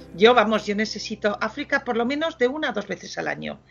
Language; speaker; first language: Spanish; non-native, fluent; French